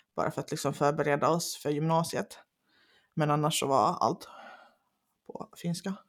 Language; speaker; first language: Swedish; non-native, local second language; Finnish